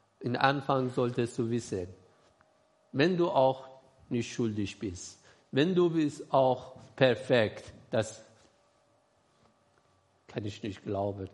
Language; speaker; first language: German; non-native, learner; Persian